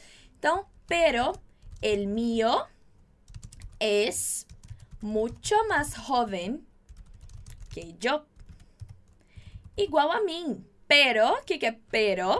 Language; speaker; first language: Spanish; non-native, fluent; Portuguese